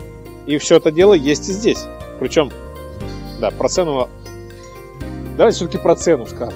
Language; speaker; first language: Russian; native; Russian